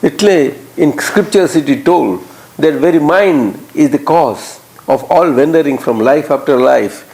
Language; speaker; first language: English; non-native, local second language; Gujarati